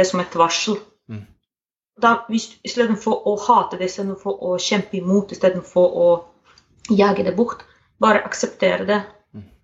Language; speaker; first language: Norwegian; non-native, fluent; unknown